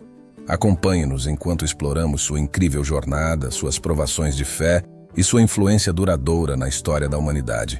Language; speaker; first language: Portuguese; native; Portuguese